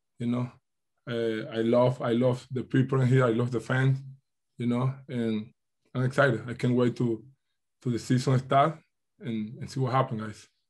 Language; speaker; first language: English; non-native, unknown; Spanish